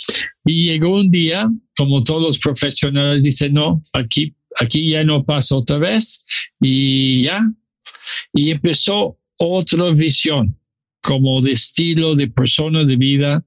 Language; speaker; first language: Spanish; non-native, learner; English